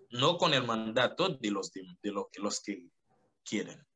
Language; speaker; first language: Spanish; non-native, fluent; Haitian Creole